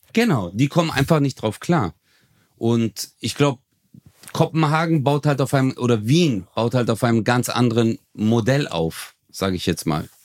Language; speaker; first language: German; early bilingual, other home language; Turkish